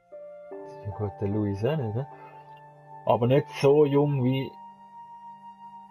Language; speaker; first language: German; native; German